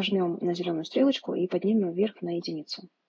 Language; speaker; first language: Russian; native; Russian